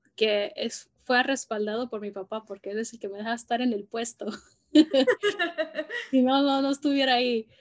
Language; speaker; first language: Spanish; early bilingual, heritage; Spanish